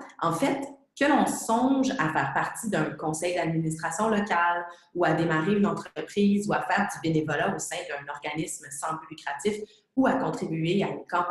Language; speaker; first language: French; native; French